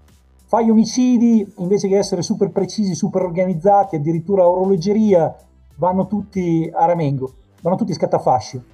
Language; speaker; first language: Italian; native; Italian